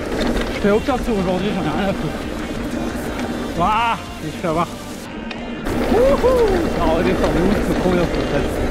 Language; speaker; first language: French; native; French